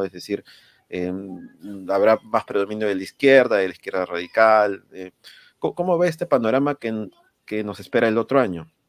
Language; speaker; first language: Spanish; native; Spanish